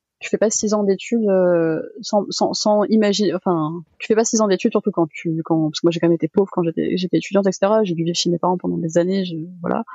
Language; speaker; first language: French; early bilingual, other home language; Malagasy